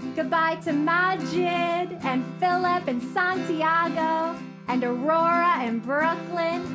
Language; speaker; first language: English; native; English